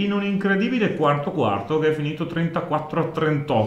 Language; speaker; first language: Italian; native; Italian